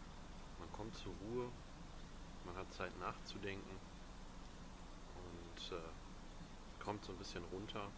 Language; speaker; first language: German; native; German